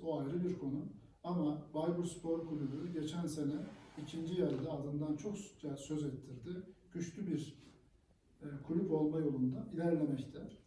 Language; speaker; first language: Turkish; native; Turkish